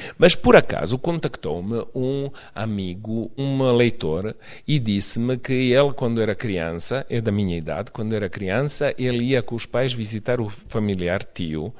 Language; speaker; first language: Portuguese; non-native, fluent; Serbian